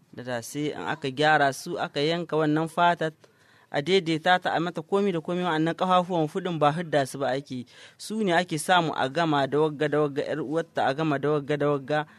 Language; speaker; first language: Hausa; non-native, local second language; Tamasheq